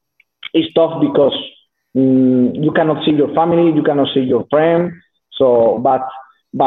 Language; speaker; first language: English; non-native, learner; Spanish